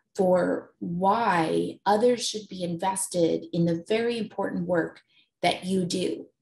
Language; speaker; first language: English; native; English